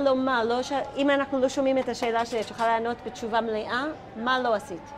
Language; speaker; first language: Hebrew; native; Hebrew